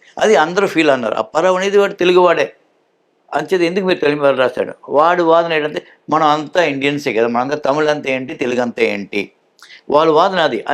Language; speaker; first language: Telugu; early bilingual, heritage; Telugu